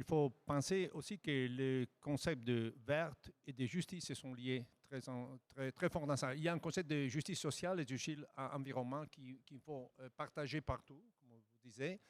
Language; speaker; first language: French; non-native, fluent; Italian